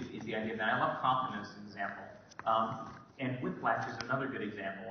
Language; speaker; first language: English; native; English